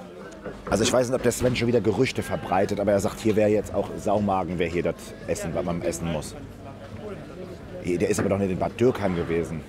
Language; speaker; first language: German; native; German